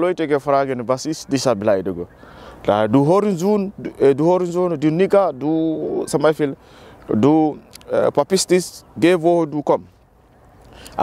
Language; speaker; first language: German; non-native, learner; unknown